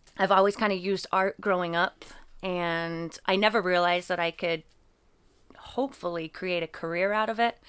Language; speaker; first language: English; native; English